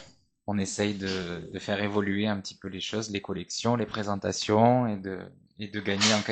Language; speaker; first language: French; native; French